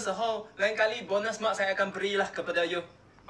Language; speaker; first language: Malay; non-native, local second language; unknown